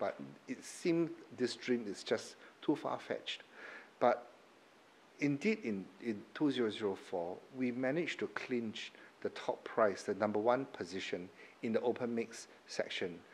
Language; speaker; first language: English; non-native, local second language; Chinese